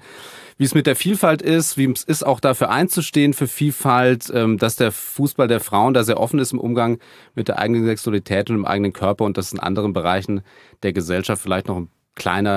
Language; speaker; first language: German; native; German